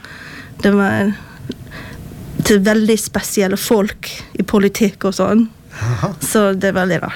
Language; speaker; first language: Norwegian; non-native, fluent; English